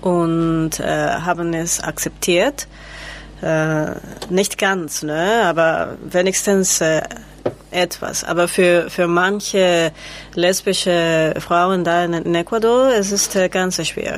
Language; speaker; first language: German; non-native, learner; Spanish